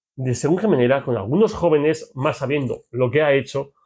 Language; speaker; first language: Spanish; native; Spanish